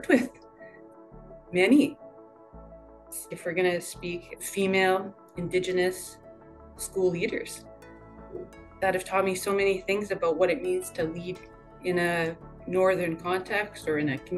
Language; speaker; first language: English; native; English